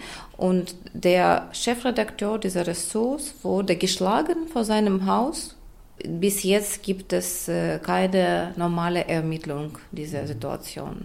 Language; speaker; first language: German; non-native, fluent; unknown